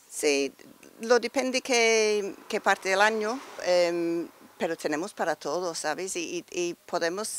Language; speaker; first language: Spanish; non-native, learner; English